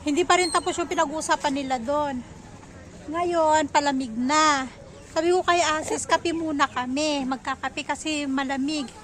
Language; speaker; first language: Filipino; native; Filipino